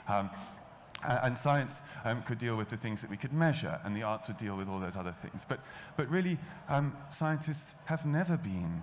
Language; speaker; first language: English; native; English